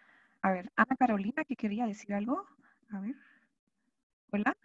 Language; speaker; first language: Spanish; non-native, fluent; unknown